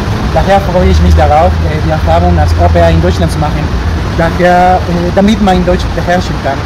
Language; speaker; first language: German; non-native, learner; Spanish